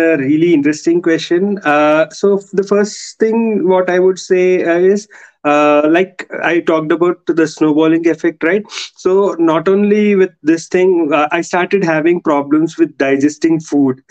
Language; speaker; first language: English; non-native, local second language; Telugu